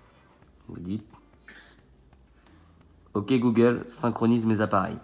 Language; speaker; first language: French; native; French